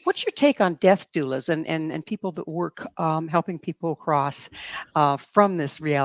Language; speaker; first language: English; native; English